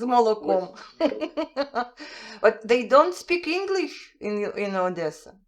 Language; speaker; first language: English; non-native, fluent; Russian